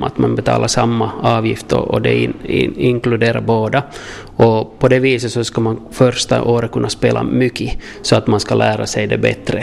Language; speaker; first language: Swedish; native; Swedish